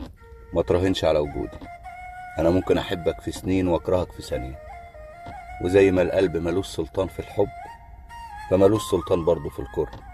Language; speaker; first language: Arabic; native; Arabic